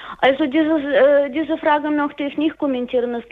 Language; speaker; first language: German; non-native, fluent; Russian